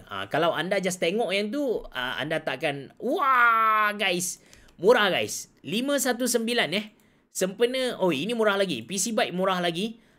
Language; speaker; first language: Malay; native; Malay